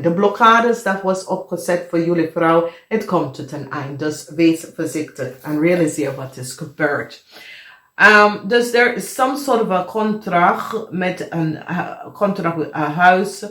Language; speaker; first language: Dutch; non-native, fluent; English